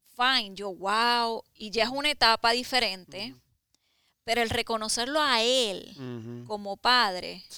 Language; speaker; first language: Spanish; native; Spanish